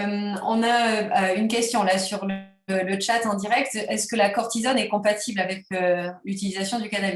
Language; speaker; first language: French; native; French